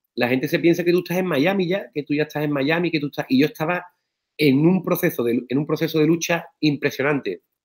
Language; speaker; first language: Spanish; native; Spanish